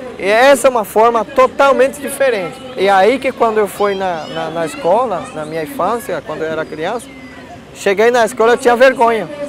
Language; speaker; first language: Portuguese; non-native, local second language; Guarani